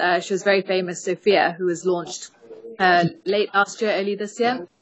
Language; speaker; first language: English; native; English